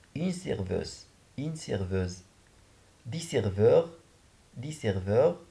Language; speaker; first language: French; non-native, local second language; Arabic